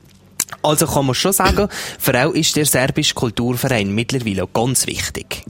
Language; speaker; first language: German; native; German